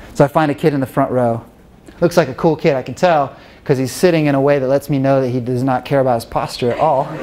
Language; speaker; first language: English; native; English